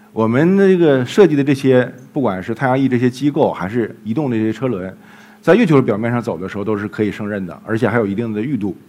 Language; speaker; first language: Chinese; native; Chinese